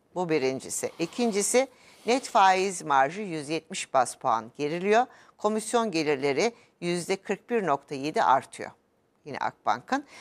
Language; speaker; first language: Turkish; native; Turkish